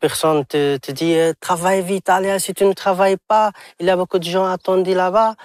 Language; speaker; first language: French; non-native, local second language; Arabic